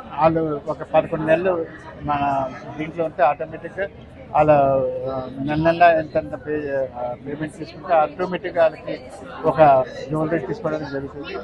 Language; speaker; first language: Telugu; native; Telugu